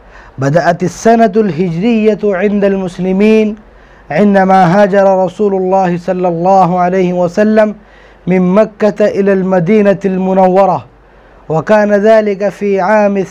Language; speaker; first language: Arabic; non-native, fluent; Urdu